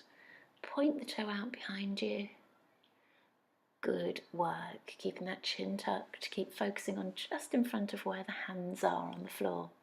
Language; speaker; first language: English; native; English